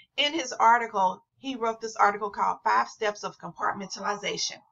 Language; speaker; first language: English; native; English